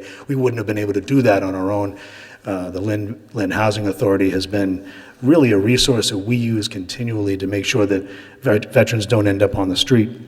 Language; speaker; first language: English; native; English